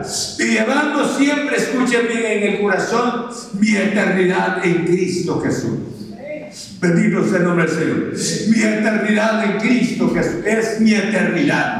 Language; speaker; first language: Spanish; native; Spanish